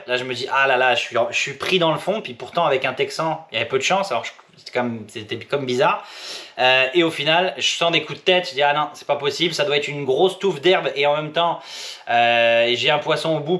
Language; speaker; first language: French; native; French